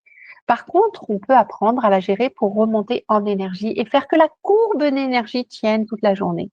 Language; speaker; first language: French; native; French